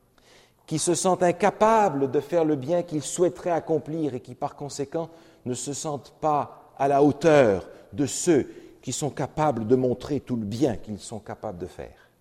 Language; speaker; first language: French; native; French